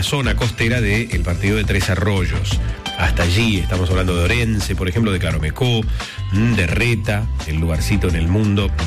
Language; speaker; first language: Spanish; native; Spanish